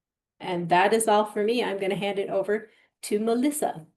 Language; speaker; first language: English; native; English